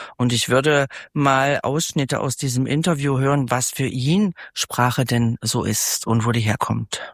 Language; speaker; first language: German; native; German